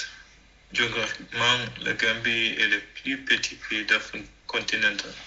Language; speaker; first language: French; non-native, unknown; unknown